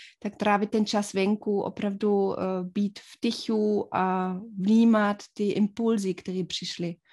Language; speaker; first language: Czech; non-native, fluent; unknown